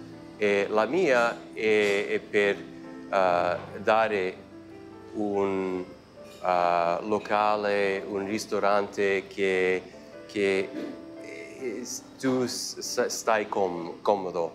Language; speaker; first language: Italian; early bilingual, heritage; Italian